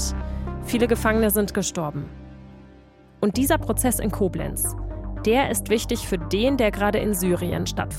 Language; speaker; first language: German; native; German